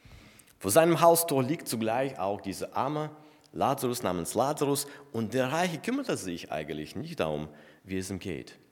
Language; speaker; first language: German; non-native, fluent; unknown